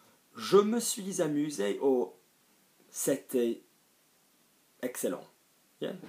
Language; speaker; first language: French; non-native, fluent; English